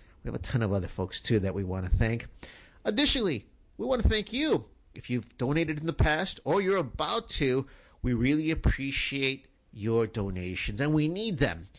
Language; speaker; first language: English; early bilingual, other home language; Spanish